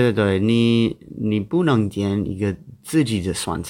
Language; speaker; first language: Chinese; non-native, learner; English